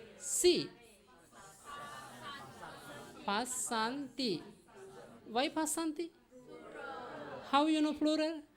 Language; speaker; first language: English; non-native, learner; Sinhala